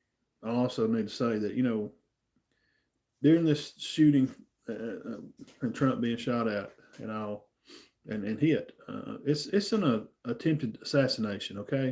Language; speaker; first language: English; native; English